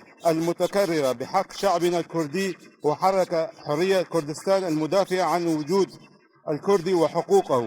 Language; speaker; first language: Arabic; non-native, local second language; Kurdish